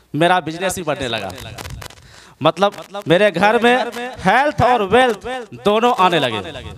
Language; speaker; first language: Hindi; native; Hindi